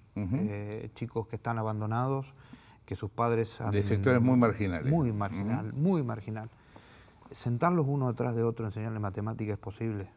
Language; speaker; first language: Spanish; native; Spanish